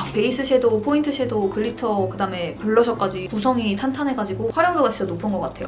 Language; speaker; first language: Korean; native; Korean